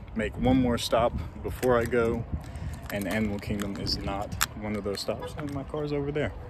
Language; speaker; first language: English; native; English